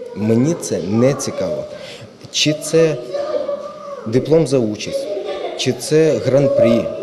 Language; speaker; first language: Ukrainian; native; Ukrainian